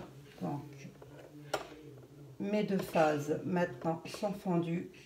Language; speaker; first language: French; native; French